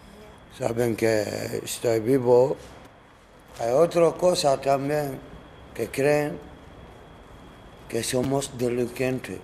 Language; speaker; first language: Spanish; non-native, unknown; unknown